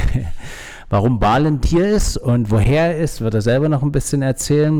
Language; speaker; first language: German; native; German